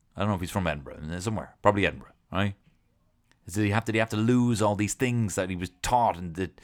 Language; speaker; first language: English; native; English